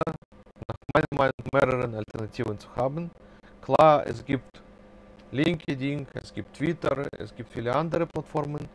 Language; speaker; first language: German; non-native, fluent; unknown